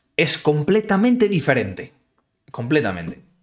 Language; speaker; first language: Spanish; native; Spanish